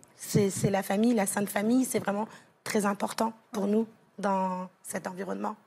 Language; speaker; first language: French; native; French